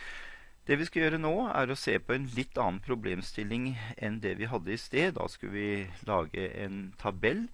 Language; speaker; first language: Norwegian; native; Norwegian